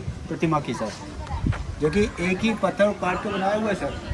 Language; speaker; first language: Hindi; native; Hindi